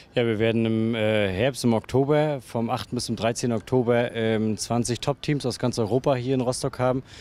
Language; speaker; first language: German; native; German